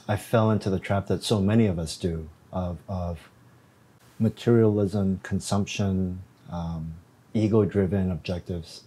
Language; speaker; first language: English; non-native, fluent; Korean